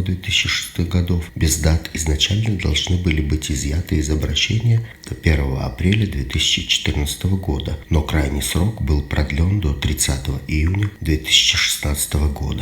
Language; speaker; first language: Russian; native; Russian